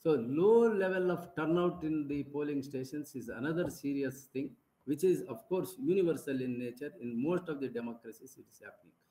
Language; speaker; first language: English; non-native, local second language; Kannada